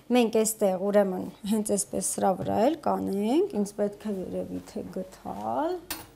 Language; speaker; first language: Armenian; native; Armenian